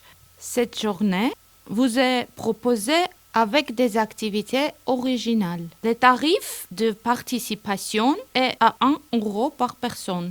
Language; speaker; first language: French; non-native, learner; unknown